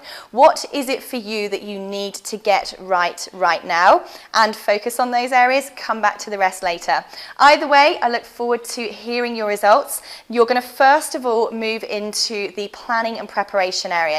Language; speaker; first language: English; native; English